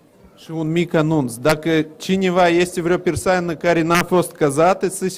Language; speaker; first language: Romanian; non-native, local second language; Russian